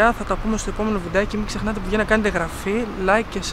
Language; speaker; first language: Greek; native; Greek